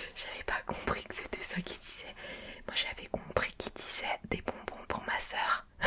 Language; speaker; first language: French; early bilingual, other home language; Vietnamese